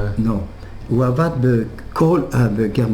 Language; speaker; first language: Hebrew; non-native, fluent; French